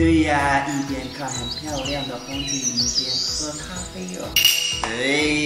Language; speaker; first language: Chinese; non-native, learner; Japanese